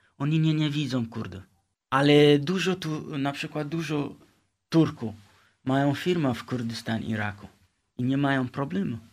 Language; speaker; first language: Polish; non-native, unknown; Kurdish